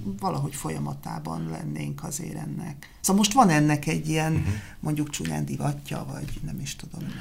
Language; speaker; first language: Hungarian; native; Hungarian